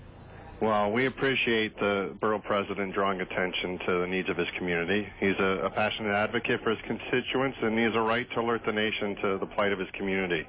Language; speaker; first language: English; native; English